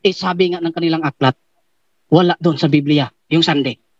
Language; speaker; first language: Filipino; non-native, local second language; Cebuano